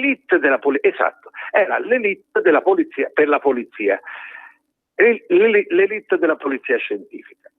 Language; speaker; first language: Italian; native; Italian